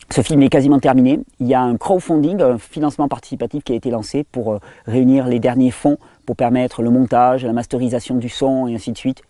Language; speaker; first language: French; native; French